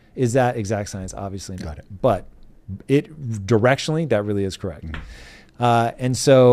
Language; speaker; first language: English; native; English